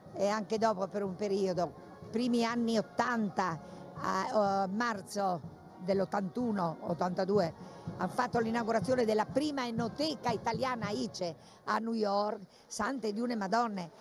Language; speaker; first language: Italian; native; Italian